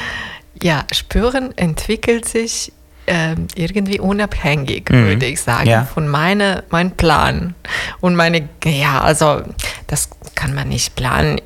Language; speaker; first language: German; non-native, fluent; Serbian